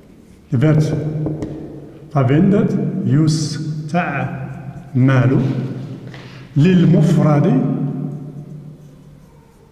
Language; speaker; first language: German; non-native, fluent; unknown